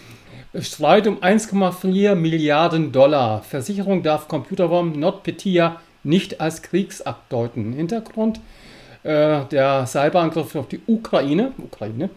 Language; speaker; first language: German; native; German